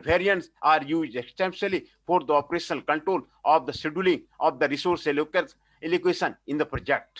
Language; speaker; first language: English; non-native, local second language; Hindi